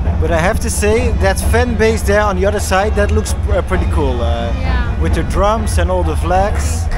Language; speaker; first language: English; non-native, fluent; Dutch